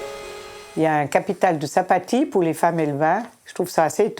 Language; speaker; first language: French; native; French